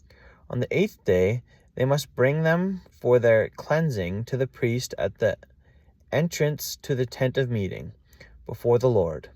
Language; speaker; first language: English; native; English